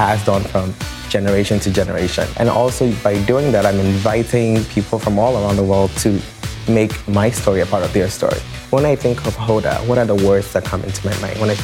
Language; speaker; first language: English; non-native, local second language; Akan